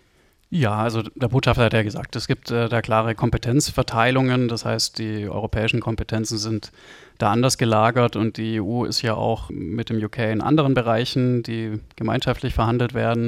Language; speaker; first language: German; native; German